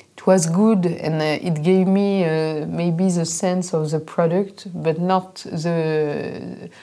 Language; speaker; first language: English; non-native, fluent; French